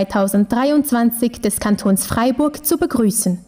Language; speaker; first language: German; native; German